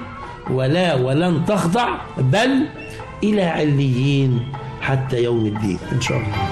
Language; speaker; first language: Arabic; native; Arabic